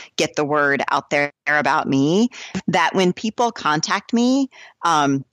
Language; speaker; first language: English; native; English